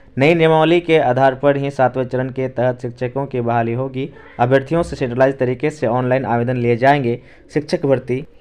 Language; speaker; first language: Hindi; native; Hindi